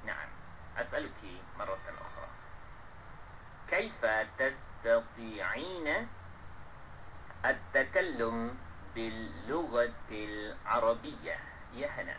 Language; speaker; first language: Arabic; non-native, fluent; Malay